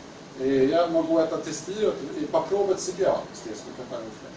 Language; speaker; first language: Russian; non-native, learner; Swedish